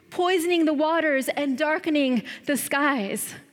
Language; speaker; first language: English; native; English